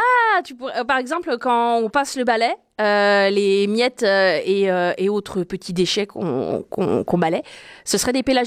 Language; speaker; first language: French; native; French